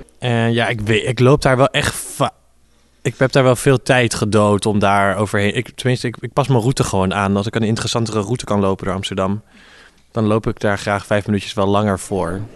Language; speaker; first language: Dutch; native; Dutch